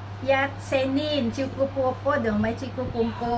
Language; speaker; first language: Cantonese; non-native, learner; Indonesian